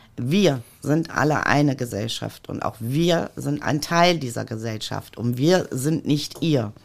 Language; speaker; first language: German; native; German